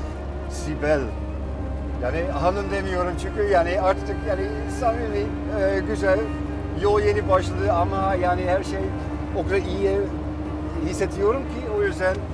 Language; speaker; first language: Turkish; non-native, fluent; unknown